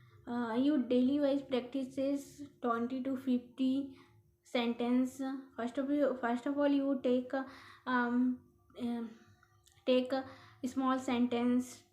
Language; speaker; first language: English; non-native, learner; Hindi